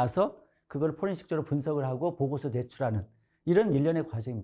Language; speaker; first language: Korean; native; Korean